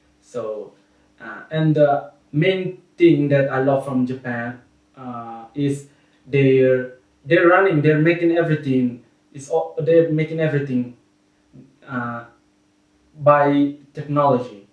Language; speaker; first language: English; non-native, learner; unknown